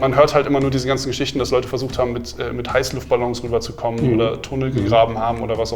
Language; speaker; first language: German; native; German